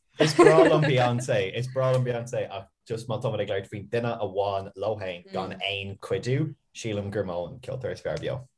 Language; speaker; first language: Irish; native; Irish